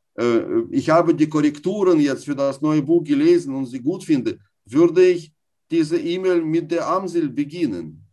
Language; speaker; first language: German; non-native, fluent; Russian